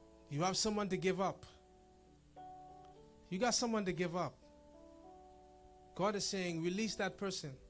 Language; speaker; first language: English; non-native, fluent; Haitian Creole